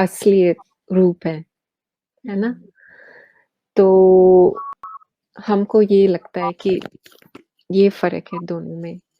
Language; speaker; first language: Hindi; early bilingual, heritage; Hindi